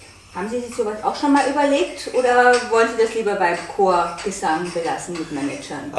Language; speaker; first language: German; native; German